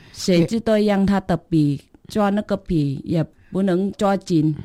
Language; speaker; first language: Chinese; non-native, fluent; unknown